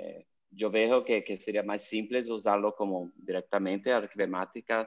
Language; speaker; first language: Spanish; non-native, learner; Portuguese